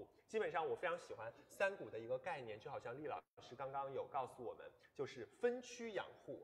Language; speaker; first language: Chinese; native; Chinese